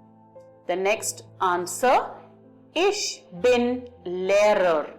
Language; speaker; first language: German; non-native, fluent; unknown